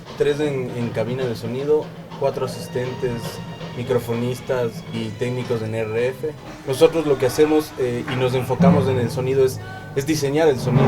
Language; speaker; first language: Spanish; native; Spanish